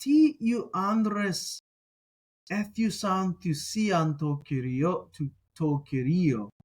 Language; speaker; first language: Greek; non-native, fluent; English